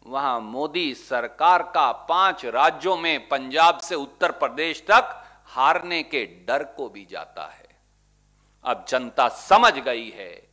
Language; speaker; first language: Hindi; native; Hindi